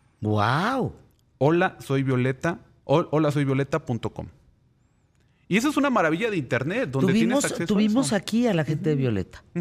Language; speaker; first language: Spanish; native; Spanish